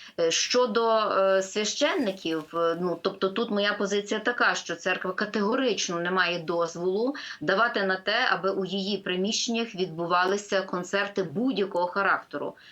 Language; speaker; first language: Ukrainian; native; Ukrainian